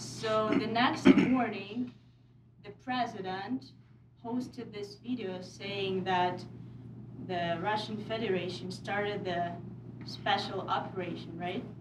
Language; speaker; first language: English; non-native, fluent; Ukrainian